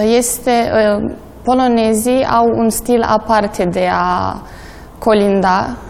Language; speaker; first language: Romanian; non-native, local second language; Polish